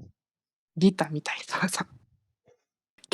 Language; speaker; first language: Japanese; non-native, fluent; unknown